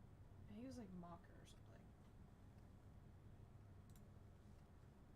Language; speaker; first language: English; native; English